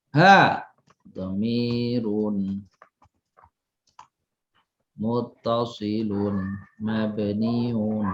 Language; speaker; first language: Arabic; non-native, fluent; Indonesian